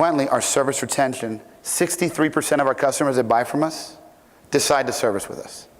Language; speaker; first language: English; native; English